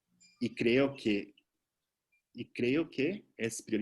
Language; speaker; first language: Spanish; non-native, fluent; Portuguese